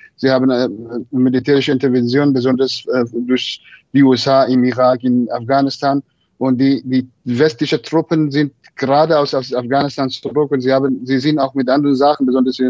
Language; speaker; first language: German; non-native, fluent; Persian